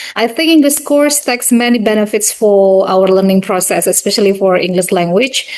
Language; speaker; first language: English; non-native, fluent; Indonesian